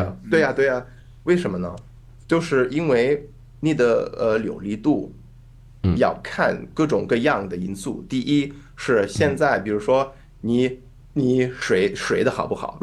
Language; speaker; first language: Chinese; non-native, fluent; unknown